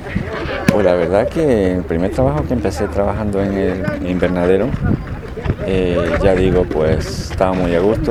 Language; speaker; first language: Spanish; native; Spanish